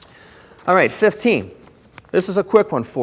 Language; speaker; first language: English; native; English